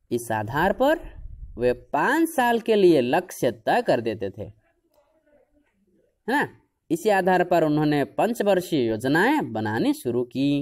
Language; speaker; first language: Hindi; non-native, local second language; Odia